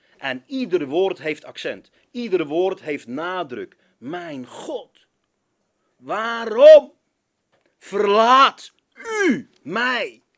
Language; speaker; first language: Dutch; native; Dutch